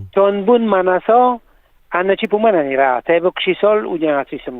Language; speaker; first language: Korean; non-native, learner; Italian